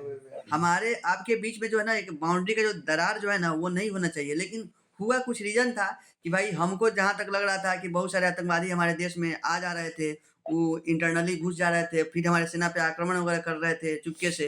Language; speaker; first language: Hindi; native; Hindi